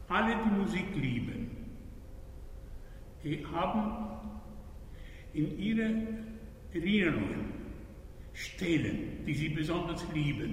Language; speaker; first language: German; non-native, fluent; Hungarian